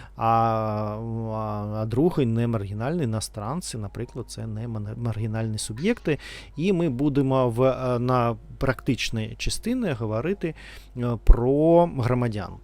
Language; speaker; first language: Ukrainian; non-native, local second language; Russian